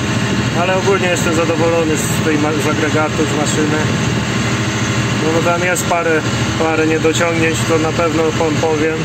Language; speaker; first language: Polish; native; Polish